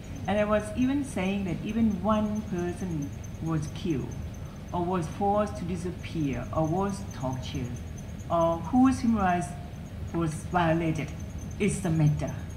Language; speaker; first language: English; non-native, fluent; Thai